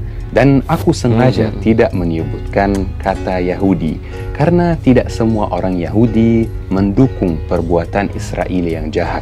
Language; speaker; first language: Indonesian; non-native, fluent; Arabic